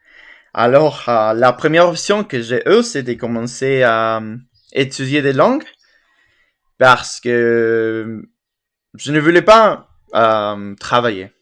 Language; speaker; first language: French; non-native, fluent; Spanish